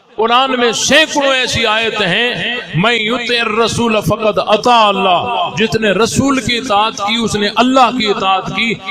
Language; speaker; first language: Urdu; non-native, local second language; Sindhi